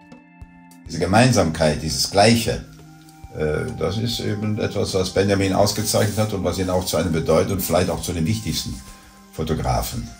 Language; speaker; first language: German; native; German